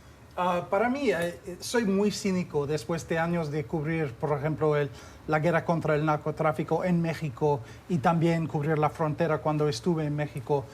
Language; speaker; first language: Spanish; non-native, fluent; English